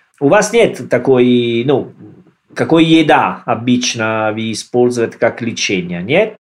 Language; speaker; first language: Russian; non-native, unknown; Italian